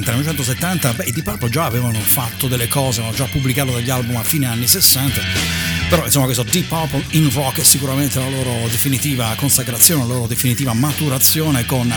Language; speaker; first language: Italian; native; Italian